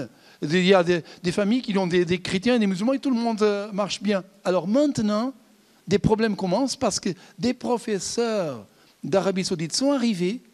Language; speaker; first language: French; non-native, fluent; Portuguese